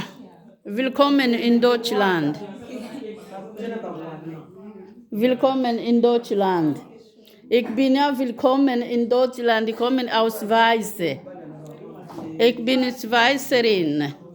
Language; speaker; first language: German; non-native, learner; Lingala